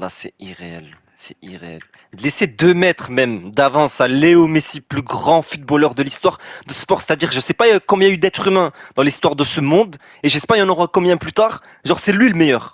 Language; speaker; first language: French; native; French